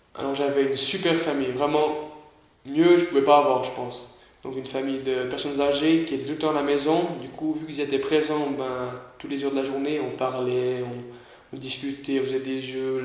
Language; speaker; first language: French; native; French